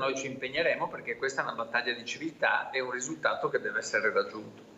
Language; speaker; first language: Italian; native; Italian